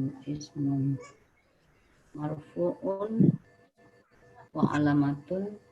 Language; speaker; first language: Arabic; non-native, learner; Indonesian